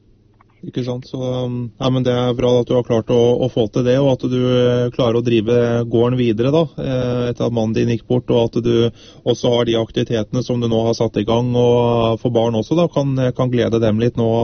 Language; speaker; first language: Norwegian; native; Norwegian